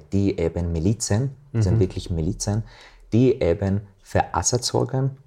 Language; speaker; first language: German; non-native, fluent; Arabic